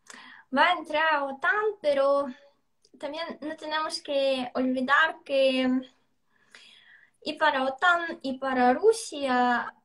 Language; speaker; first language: Spanish; non-native, fluent; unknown